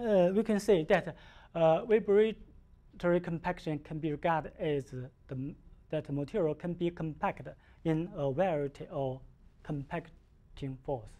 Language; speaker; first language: English; non-native, learner; Chinese